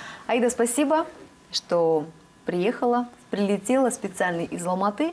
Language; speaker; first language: Russian; native; Russian